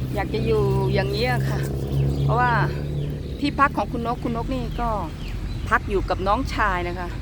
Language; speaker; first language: Thai; native; Thai